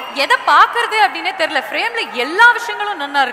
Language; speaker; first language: Tamil; native; Tamil